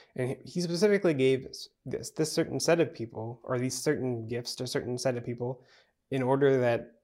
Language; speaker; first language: English; native; English